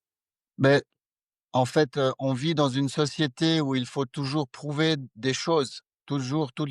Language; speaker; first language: French; non-native, fluent; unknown